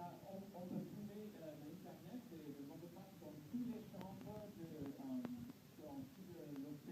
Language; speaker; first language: French; non-native, learner; English